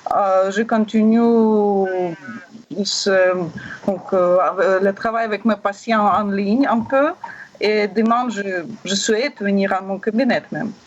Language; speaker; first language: French; non-native, learner; Russian